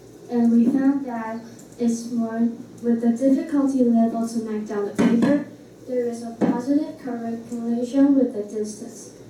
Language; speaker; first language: English; non-native, learner; Chinese